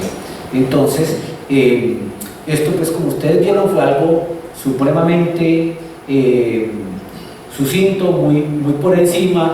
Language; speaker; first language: Spanish; native; Spanish